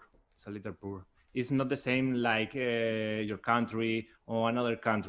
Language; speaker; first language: English; non-native, learner; Spanish